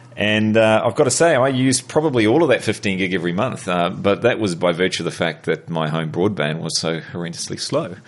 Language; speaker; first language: English; native; English